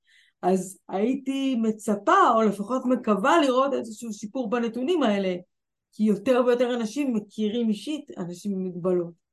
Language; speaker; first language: Hebrew; native; Hebrew